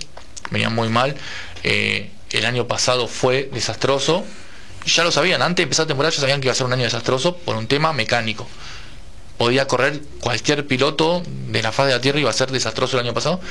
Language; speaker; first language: Spanish; native; Spanish